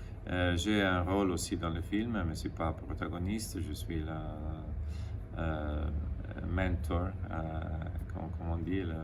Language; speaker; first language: French; non-native, fluent; Italian